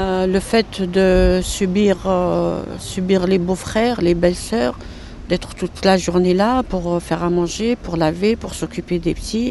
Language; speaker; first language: French; non-native, local second language; Arabic